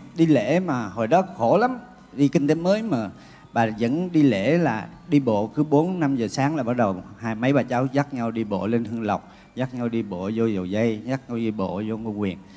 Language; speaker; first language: Vietnamese; native; Vietnamese